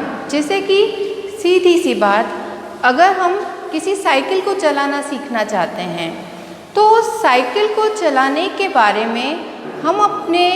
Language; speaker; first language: Hindi; native; Hindi